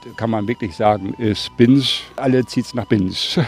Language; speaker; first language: German; native; German